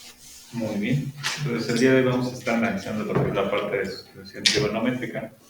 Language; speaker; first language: Spanish; native; Spanish